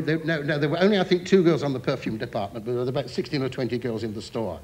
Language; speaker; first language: English; native; English